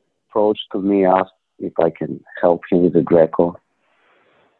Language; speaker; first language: English; non-native, fluent; Ukrainian